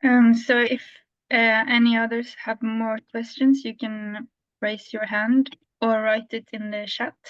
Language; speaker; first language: English; non-native, fluent; Norwegian